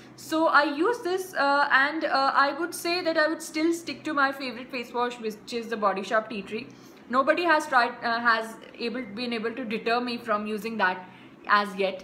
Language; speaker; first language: English; non-native, local second language; Hindi